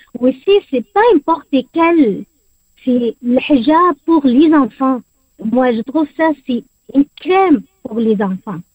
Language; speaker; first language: French; non-native, learner; Arabic